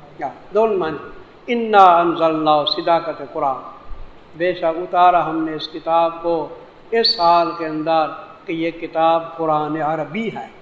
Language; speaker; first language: Urdu; non-native, local second language; Saraiki